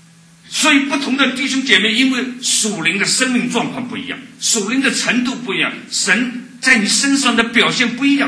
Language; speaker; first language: Chinese; native; Chinese